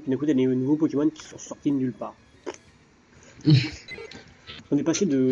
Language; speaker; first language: French; native; French